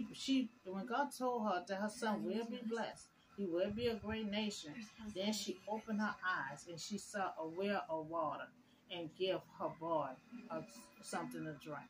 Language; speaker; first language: English; native; English